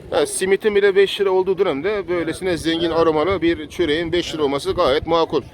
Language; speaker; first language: Turkish; native; Turkish